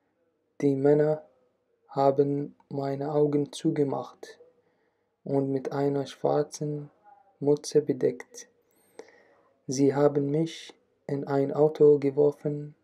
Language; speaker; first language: German; non-native, learner; Arabic